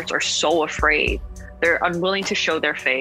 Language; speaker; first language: English; non-native, local second language; Cantonese